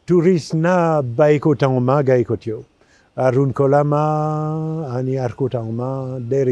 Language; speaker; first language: Nepali; non-native, learner; French